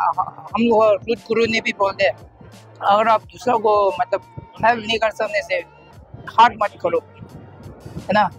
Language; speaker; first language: Hindi; non-native, local second language; Tibetan